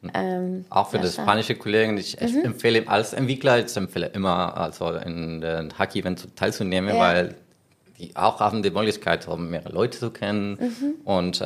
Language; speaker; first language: German; non-native, learner; Spanish